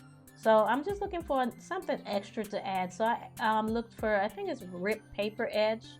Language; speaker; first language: English; native; English